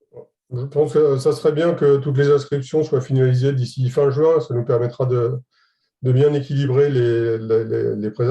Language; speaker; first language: French; native; French